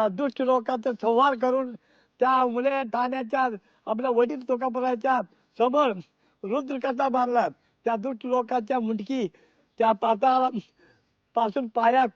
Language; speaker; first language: Marathi; non-native, local second language; Kannada